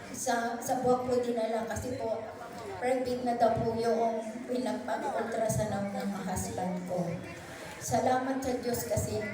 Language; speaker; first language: Filipino; native; Filipino